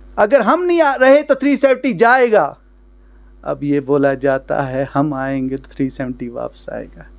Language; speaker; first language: Hindi; non-native, local second language; Kashmiri